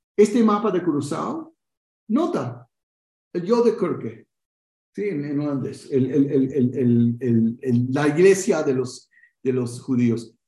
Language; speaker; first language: Spanish; early bilingual, heritage; Spanish